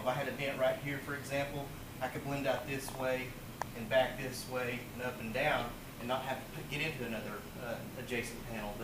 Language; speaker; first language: English; native; English